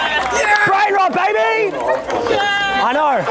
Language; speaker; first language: English; native; English